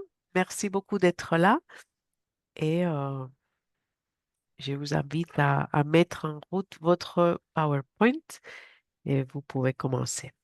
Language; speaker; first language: French; non-native, fluent; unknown